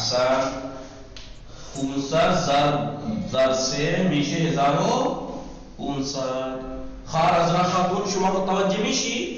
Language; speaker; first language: Persian; non-native, fluent; Urdu